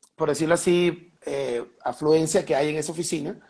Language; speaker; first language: Spanish; native; Spanish